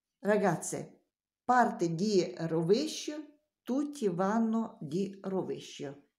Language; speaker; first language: Italian; non-native, learner; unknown